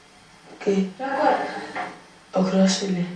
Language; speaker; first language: Georgian; early bilingual, heritage; Georgian